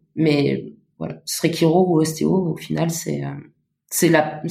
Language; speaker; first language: French; native; French